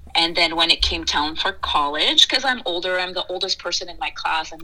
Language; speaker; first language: English; early bilingual, other home language; French